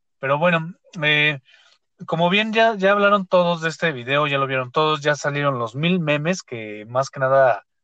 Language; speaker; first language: Spanish; native; Spanish